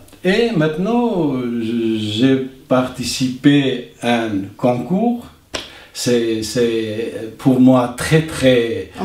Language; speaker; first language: French; non-native, learner; Armenian